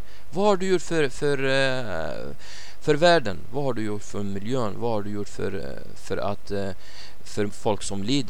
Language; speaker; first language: Swedish; non-native, fluent; Arabic